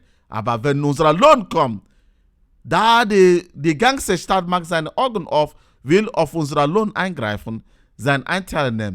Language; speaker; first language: German; non-native, learner; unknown